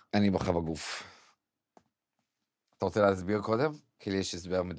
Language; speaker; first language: Hebrew; native; Hebrew